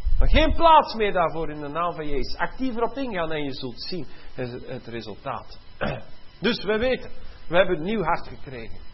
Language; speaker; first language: Dutch; native; Dutch